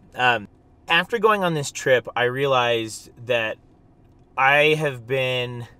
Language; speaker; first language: English; native; English